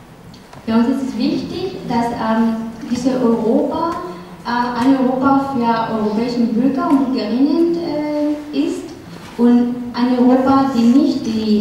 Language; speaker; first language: German; non-native, fluent; Spanish